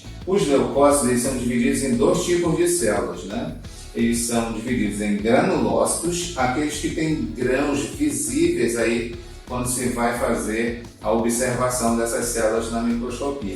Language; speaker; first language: Portuguese; native; Portuguese